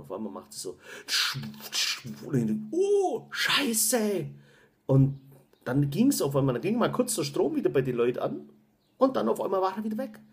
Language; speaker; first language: German; native; German